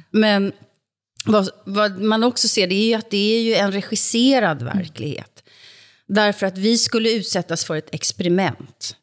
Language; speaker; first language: Swedish; native; Swedish